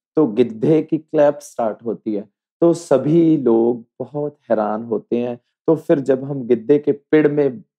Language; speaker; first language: Hindi; native; Hindi